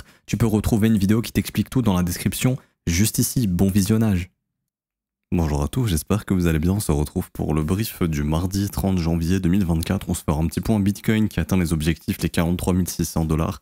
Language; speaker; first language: French; native; French